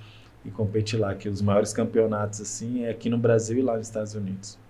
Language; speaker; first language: Portuguese; native; Portuguese